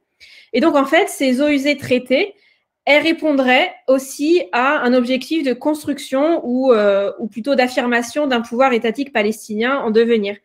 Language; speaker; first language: French; native; French